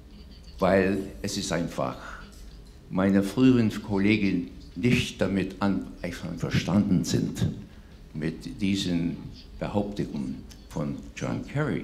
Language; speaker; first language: German; non-native, fluent; English